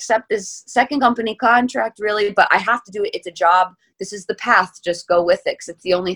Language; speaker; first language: English; native; English